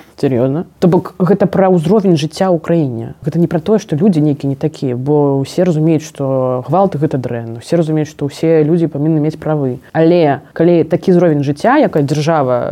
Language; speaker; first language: Belarusian; non-native, local second language; Russian